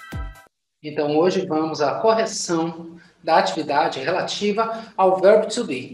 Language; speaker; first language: Portuguese; native; Portuguese